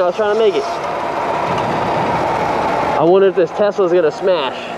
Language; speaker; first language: English; native; English